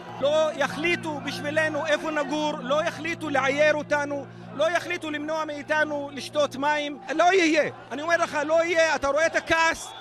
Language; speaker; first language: Hebrew; non-native, local second language; Arabic